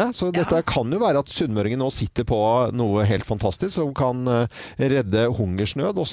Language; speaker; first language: Norwegian; native; Norwegian